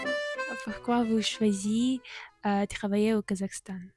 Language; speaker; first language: French; non-native, learner; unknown